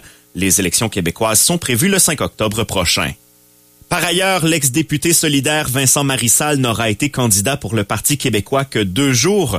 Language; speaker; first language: French; native; French